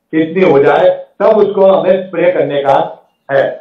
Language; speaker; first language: Hindi; non-native, local second language; Gujarati